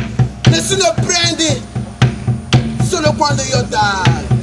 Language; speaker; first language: Italian; non-native, learner; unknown